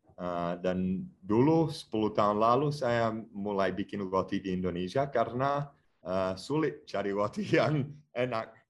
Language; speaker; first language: Indonesian; non-native, fluent; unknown